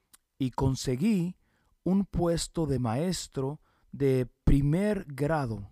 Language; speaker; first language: Spanish; early bilingual, heritage; Spanish